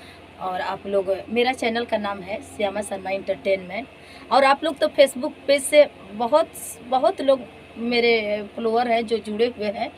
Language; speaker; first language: Hindi; non-native, local second language; Bhojpuri